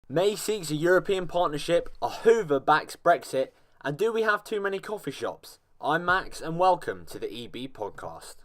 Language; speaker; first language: English; native; English